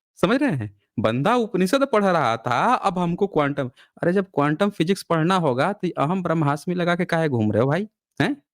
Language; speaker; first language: Hindi; native; Hindi